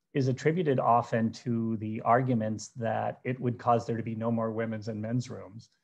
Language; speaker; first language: English; native; English